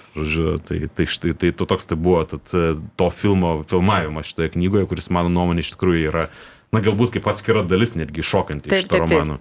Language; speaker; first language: Lithuanian; native; Lithuanian